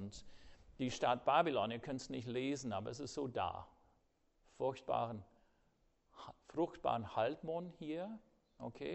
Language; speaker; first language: German; non-native, fluent; English